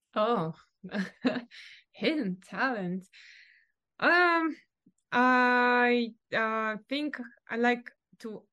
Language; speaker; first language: English; non-native, fluent; Russian